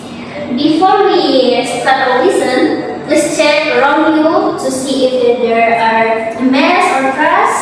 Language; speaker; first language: English; non-native, learner; Indonesian